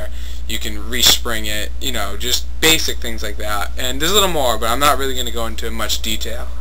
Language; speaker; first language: English; native; English